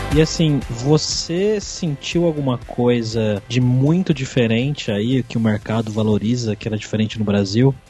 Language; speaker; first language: Portuguese; native; Portuguese